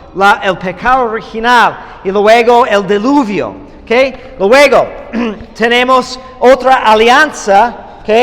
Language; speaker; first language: Spanish; non-native, fluent; English